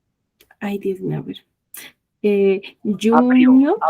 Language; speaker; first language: Portuguese; non-native, learner; Spanish